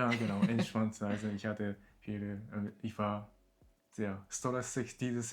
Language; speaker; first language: German; non-native, learner; Japanese